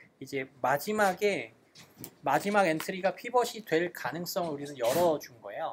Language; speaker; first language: Korean; native; Korean